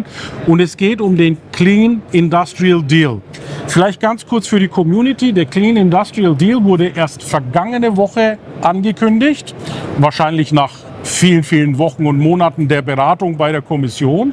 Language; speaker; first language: German; native; German